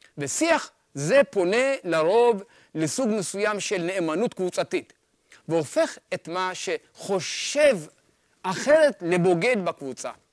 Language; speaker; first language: Hebrew; early bilingual, other home language; Amharic